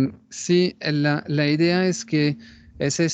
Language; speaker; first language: Spanish; non-native, fluent; French